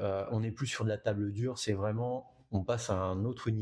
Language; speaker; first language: French; native; French